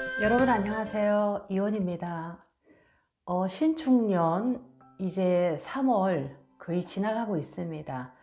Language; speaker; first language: Korean; native; Korean